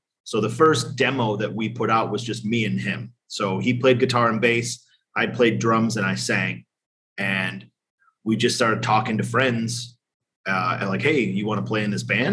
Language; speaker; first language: English; native; English